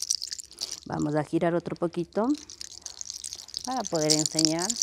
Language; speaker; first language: Spanish; native; Spanish